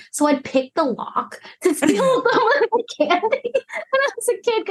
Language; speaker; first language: English; early bilingual, other home language; Cantonese